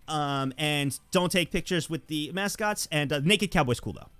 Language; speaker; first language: English; native; English